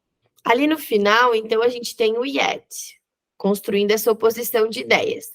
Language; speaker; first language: Portuguese; native; Portuguese